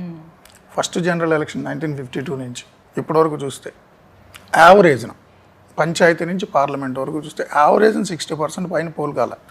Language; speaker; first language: Telugu; native; Telugu